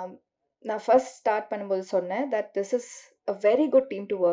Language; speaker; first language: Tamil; non-native, learner; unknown